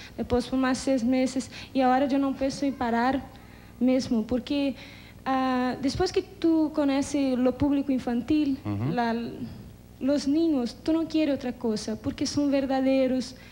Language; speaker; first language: Spanish; non-native, learner; Portuguese